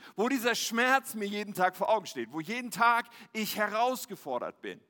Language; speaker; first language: German; native; German